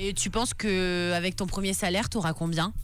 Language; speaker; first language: French; native; French